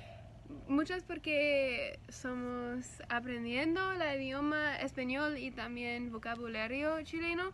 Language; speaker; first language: Spanish; non-native, learner; English